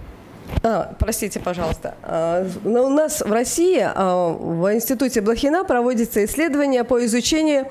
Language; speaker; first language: Russian; native; Russian